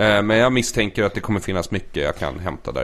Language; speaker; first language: Swedish; native; Swedish